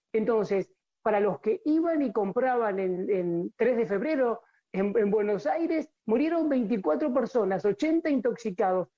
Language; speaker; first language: Spanish; native; Spanish